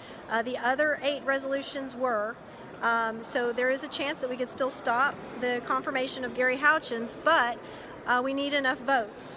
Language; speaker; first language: English; native; English